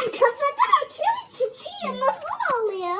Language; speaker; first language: Turkish; native; Turkish